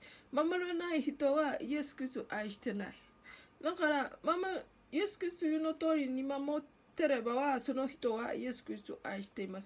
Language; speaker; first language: Japanese; non-native, learner; Ganda